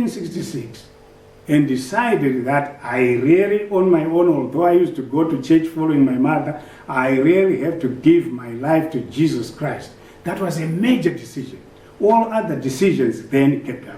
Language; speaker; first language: English; non-native, local second language; Shona